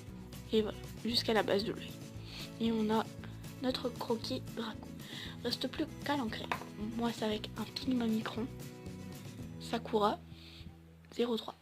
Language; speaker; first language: French; native; French